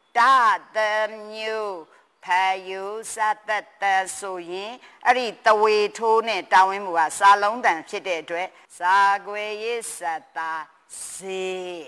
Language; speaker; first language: Burmese; native; Burmese